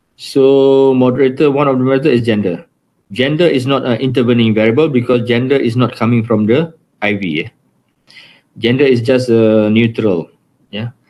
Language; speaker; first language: English; non-native, local second language; Malay